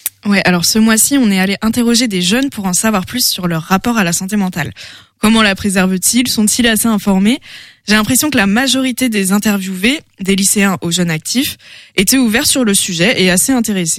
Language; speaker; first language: French; native; French